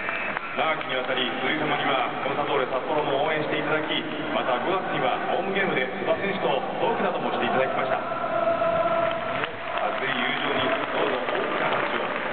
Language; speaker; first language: Japanese; native; Japanese